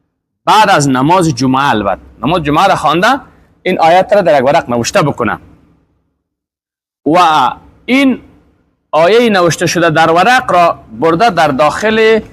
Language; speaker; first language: Persian; native; Persian